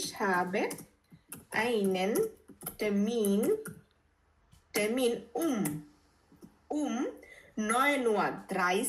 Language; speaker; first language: German; non-native, fluent; Bangla